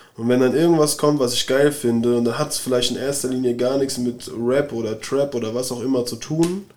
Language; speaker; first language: German; native; German